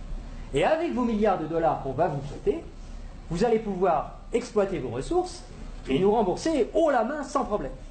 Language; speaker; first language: French; native; French